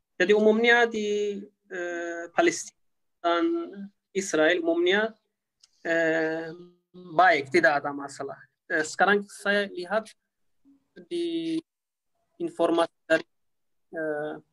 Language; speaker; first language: Indonesian; non-native, learner; Turkish